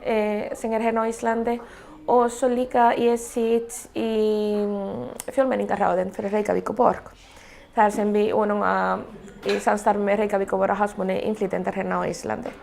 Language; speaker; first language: Icelandic; non-native, fluent; Spanish